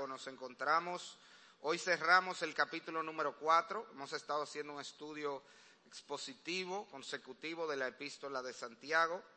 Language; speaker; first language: Spanish; native; Spanish